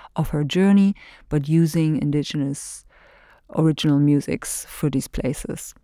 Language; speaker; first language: English; non-native, fluent; German